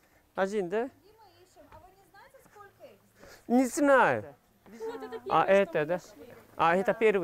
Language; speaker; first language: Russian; non-native, learner; Korean